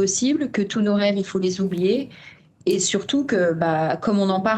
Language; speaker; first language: French; native; French